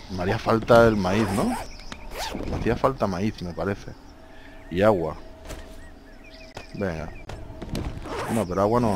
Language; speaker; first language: Spanish; native; Spanish